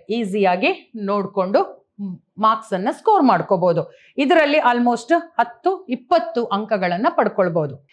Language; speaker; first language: Kannada; native; Kannada